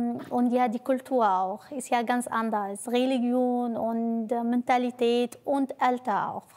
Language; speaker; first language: German; non-native, learner; Arabic